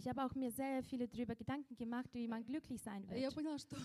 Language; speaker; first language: German; non-native, fluent; Russian